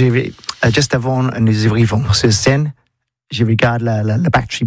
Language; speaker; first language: French; non-native, learner; English